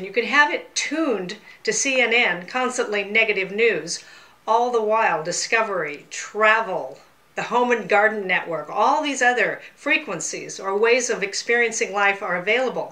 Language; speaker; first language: English; native; English